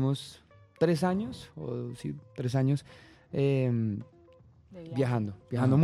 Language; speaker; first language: Spanish; native; Spanish